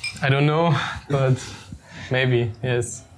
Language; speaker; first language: English; non-native, fluent; German